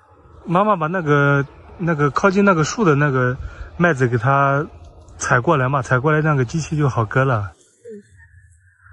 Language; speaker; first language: Chinese; native; Chinese